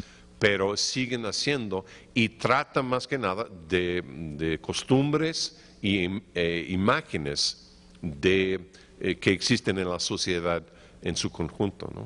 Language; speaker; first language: Spanish; non-native, fluent; English